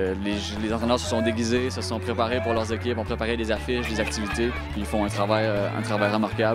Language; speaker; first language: French; native; French